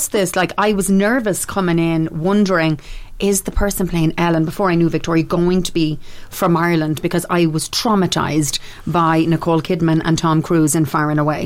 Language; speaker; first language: English; native; English